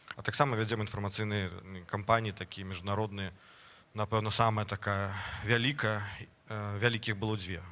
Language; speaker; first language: Belarusian; non-native, local second language; Russian